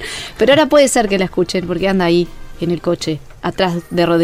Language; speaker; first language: Spanish; native; Spanish